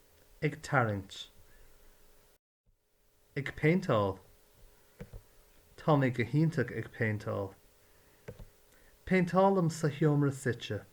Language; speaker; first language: Irish; non-native, learner; English